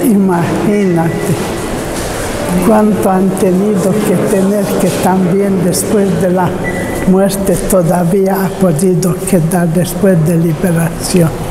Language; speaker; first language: Spanish; non-native, fluent; Hungarian